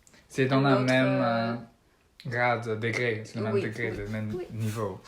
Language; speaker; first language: French; non-native, learner; Dutch